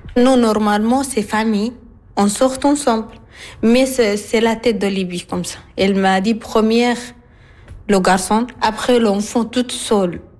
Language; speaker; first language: French; non-native, learner; Arabic